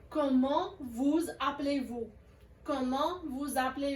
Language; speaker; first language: French; non-native, fluent; English